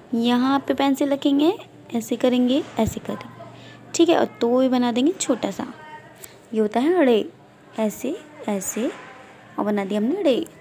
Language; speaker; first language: Urdu; native; Urdu